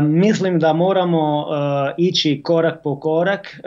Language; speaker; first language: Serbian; non-native, fluent; Italian